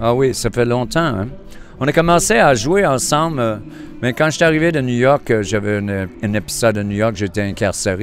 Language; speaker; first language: French; native; French